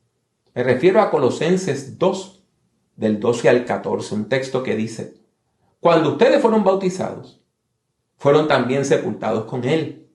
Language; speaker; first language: Spanish; native; Spanish